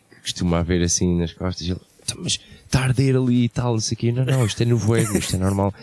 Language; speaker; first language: Portuguese; early bilingual, heritage; Portuguese